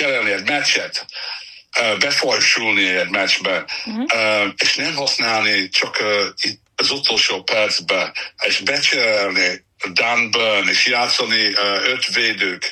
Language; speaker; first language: Hungarian; non-native, fluent; English